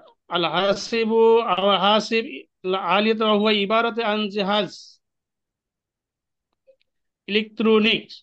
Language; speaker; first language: Arabic; non-native, learner; Bangla